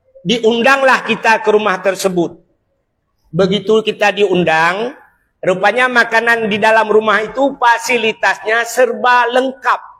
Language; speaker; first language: Malay; non-native, local second language; Achinese